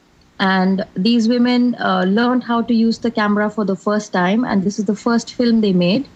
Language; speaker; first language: English; non-native, local second language; Hindi